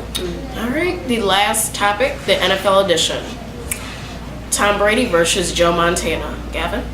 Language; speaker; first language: English; native; English